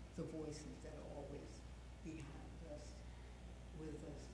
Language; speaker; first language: English; native; English